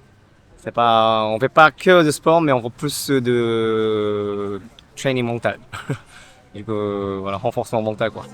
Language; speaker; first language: French; non-native, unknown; Korean